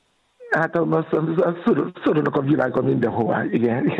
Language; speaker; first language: Hungarian; non-native, learner; Yoruba